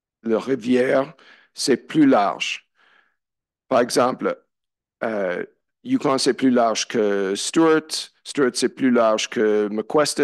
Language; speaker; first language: French; non-native, learner; English